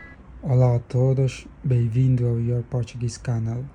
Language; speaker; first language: Portuguese; non-native, learner; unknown